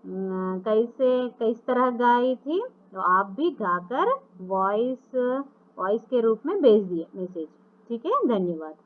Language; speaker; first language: Hindi; non-native, local second language; Telugu